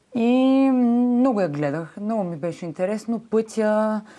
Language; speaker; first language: Bulgarian; native; Bulgarian